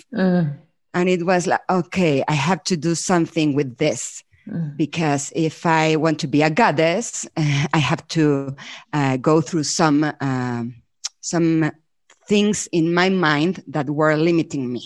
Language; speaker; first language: English; non-native, fluent; Spanish